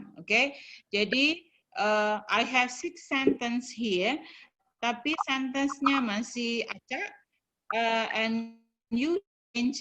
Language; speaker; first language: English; non-native, fluent; Indonesian